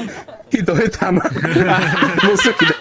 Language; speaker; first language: Japanese; non-native, learner; Spanish